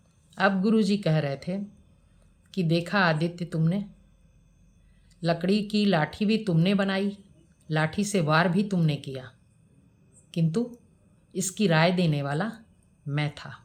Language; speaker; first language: Hindi; native; Hindi